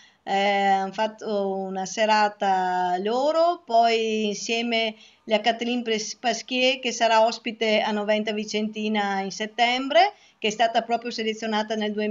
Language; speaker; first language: Italian; native; Italian